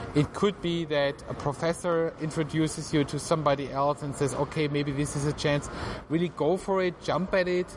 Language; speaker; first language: English; non-native, fluent; German